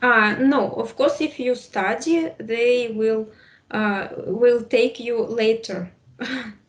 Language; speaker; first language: English; non-native, fluent; Russian